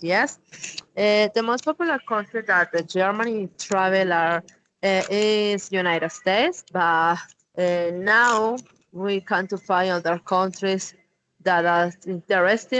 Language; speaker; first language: English; non-native, learner; Spanish